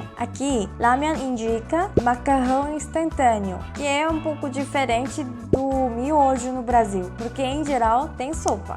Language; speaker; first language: Portuguese; non-native, fluent; Korean